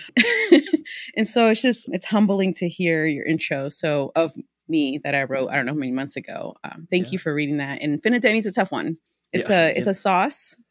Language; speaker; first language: English; early bilingual, other home language; Spanish